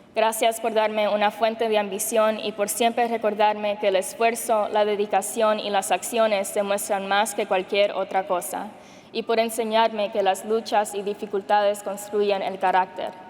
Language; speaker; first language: Spanish; early bilingual, heritage; Spanish